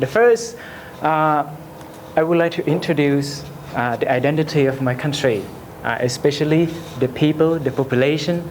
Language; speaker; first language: English; non-native, learner; Lao